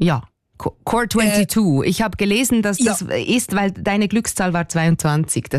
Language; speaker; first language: German; native; German